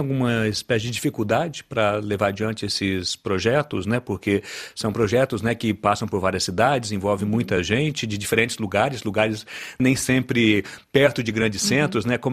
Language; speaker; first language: Portuguese; native; Portuguese